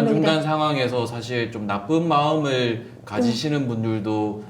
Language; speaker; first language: Korean; native; Korean